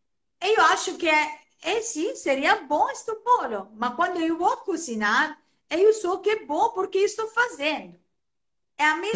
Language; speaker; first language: Portuguese; non-native, fluent; Italian